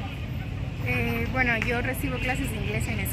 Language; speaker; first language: Spanish; native; Spanish